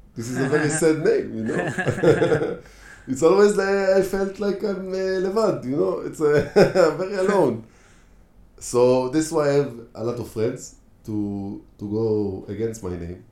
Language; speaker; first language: English; non-native, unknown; Hebrew